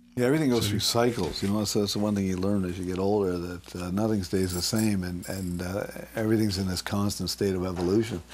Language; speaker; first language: English; native; English